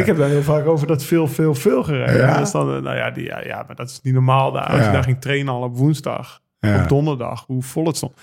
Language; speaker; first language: Dutch; native; Dutch